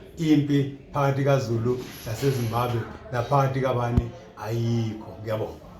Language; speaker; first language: Zulu; native; Zulu